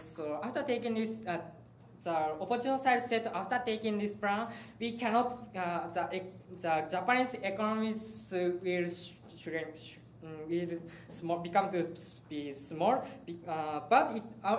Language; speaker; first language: English; non-native, learner; Japanese